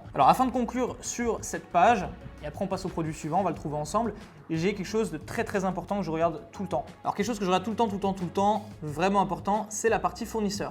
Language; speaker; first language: French; native; French